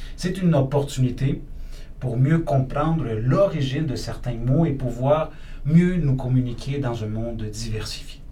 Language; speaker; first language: French; non-native, fluent; Spanish